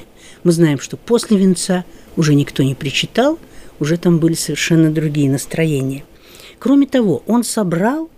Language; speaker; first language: Russian; native; Russian